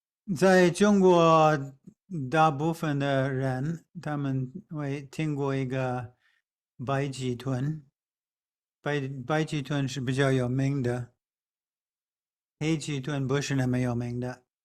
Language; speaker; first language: Chinese; non-native, fluent; English